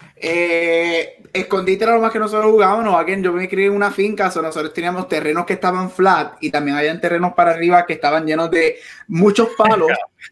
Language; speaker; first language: Spanish; native; Spanish